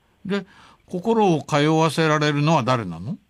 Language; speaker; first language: Japanese; native; Japanese